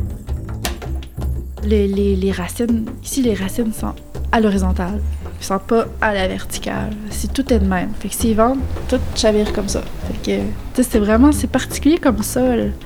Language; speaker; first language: French; native; French